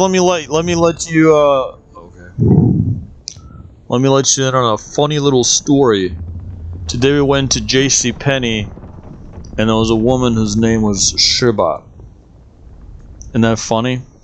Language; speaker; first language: English; early bilingual, other home language; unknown